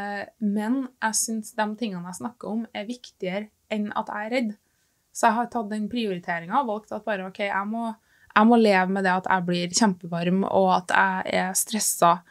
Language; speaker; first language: Norwegian; native; Norwegian